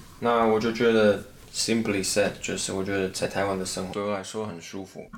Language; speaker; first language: Chinese; non-native, fluent; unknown